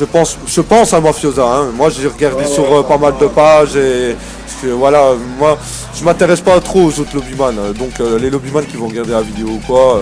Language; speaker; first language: French; native; French